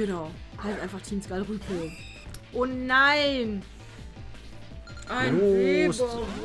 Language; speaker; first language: German; native; German